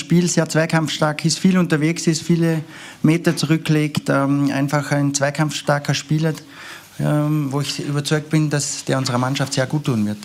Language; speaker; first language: German; native; German